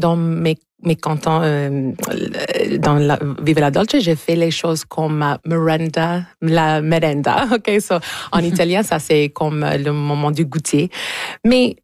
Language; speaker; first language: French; non-native, local second language; English